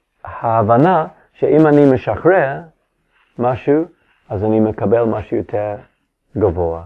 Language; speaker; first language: Hebrew; non-native, fluent; English